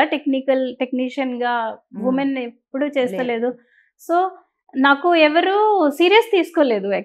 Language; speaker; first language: Telugu; non-native, learner; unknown